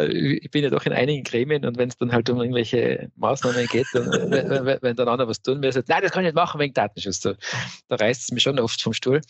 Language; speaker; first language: German; native; German